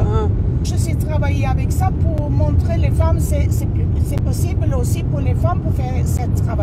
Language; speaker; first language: French; non-native, learner; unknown